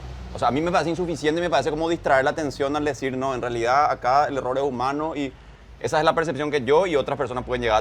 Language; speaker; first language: Spanish; native; Spanish